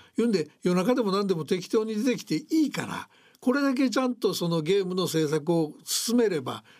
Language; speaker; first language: Japanese; native; Japanese